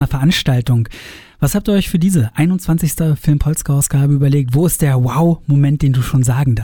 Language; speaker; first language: German; native; German